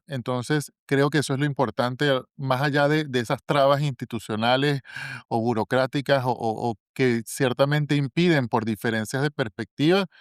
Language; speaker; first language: Spanish; native; Spanish